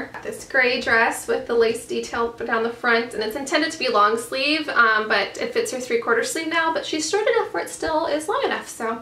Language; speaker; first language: English; native; English